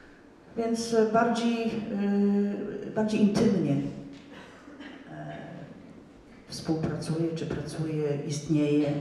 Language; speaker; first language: Polish; non-native, fluent; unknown